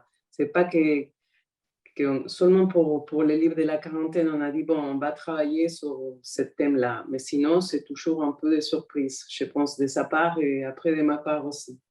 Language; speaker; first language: French; non-native, fluent; Spanish